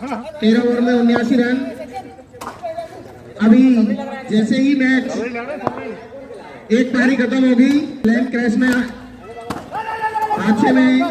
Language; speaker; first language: Hindi; native; Hindi